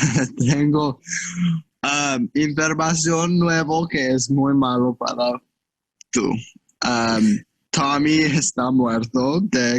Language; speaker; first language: Spanish; non-native, learner; English